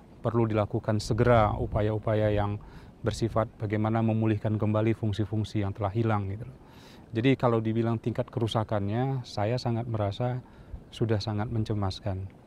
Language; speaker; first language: Indonesian; native; Indonesian